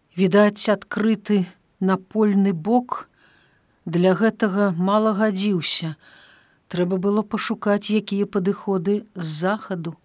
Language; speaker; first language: Belarusian; native; Belarusian